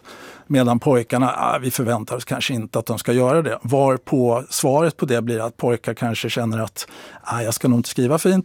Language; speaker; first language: Swedish; native; Swedish